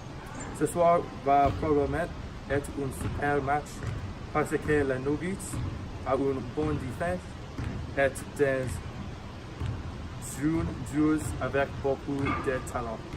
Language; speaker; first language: French; non-native, learner; English